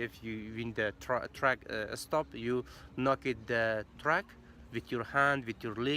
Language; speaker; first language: English; non-native, learner; Persian